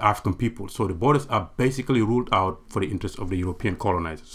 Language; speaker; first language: English; non-native, local second language; Mandingo